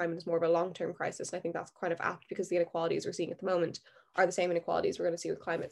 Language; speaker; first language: English; native; English